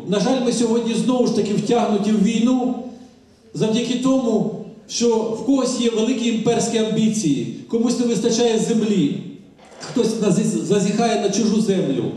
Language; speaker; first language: Ukrainian; native; Ukrainian